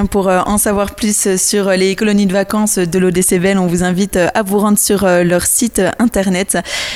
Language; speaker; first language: French; native; French